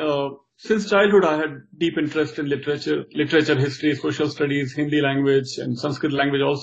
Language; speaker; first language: English; non-native, local second language; Hindi